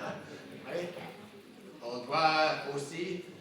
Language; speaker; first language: French; non-native, fluent; English